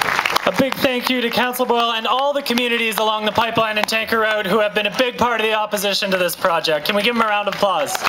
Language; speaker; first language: English; native; English